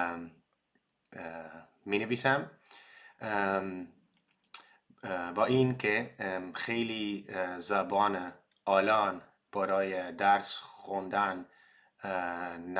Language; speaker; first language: Persian; non-native, learner; Dutch